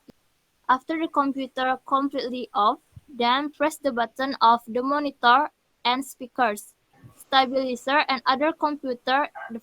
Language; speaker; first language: English; non-native, learner; Indonesian